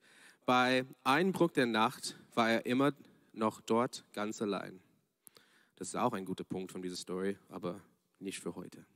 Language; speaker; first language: German; non-native, fluent; English